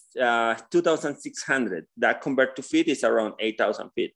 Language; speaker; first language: English; non-native, learner; Spanish